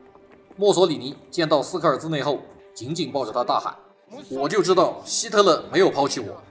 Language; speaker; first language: Chinese; native; Chinese